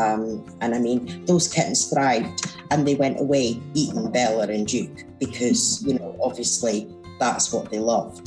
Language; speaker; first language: English; native; English